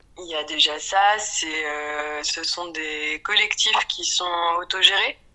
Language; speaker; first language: French; native; French